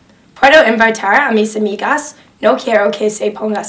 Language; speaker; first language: Spanish; non-native, learner; English